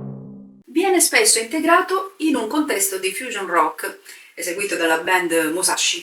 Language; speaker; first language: Italian; native; Italian